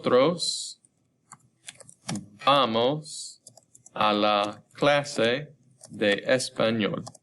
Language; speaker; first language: Spanish; non-native, fluent; English